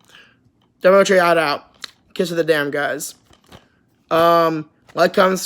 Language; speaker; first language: English; native; English